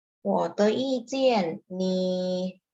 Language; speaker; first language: Chinese; non-native, fluent; Thai